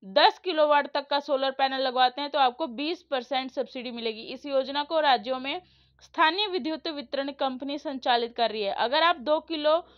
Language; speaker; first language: Hindi; native; Hindi